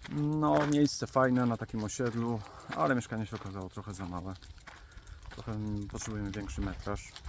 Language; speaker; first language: Polish; native; Polish